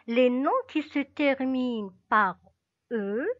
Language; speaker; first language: French; non-native, local second language; Arabic